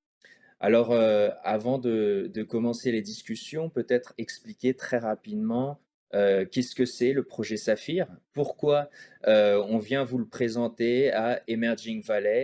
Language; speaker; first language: French; native; French